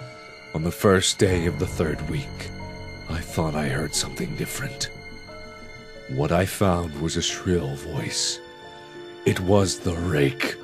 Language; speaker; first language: English; native; English